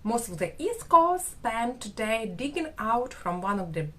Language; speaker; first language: English; non-native, fluent; Ukrainian